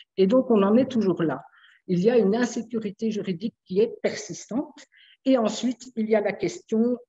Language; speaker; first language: French; native; French